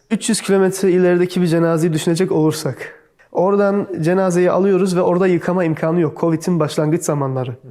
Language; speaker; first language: Turkish; early bilingual, heritage; Turkish